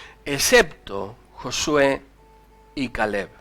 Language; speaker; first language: Spanish; native; Spanish